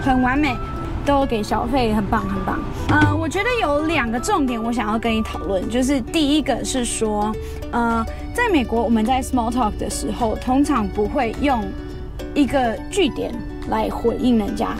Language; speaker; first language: Chinese; non-native, fluent; English